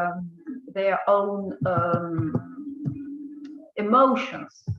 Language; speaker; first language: English; non-native, fluent; Ukrainian